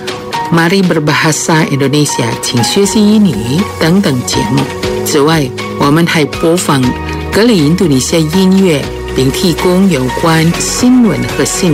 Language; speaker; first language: Chinese; early bilingual, heritage; Chinese